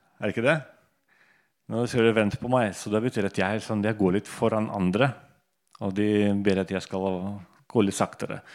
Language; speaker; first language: Norwegian; non-native, fluent; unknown